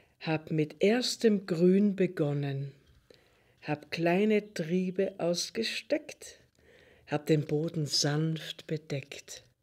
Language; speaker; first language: German; native; German